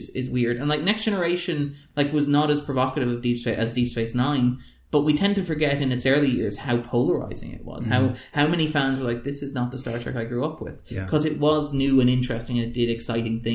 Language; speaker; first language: English; native; English